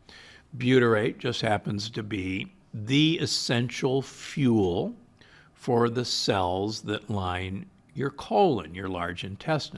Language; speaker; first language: English; native; English